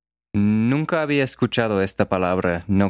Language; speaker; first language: Spanish; non-native, fluent; English